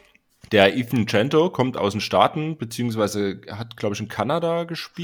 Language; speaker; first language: German; native; German